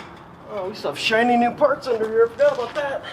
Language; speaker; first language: English; native; English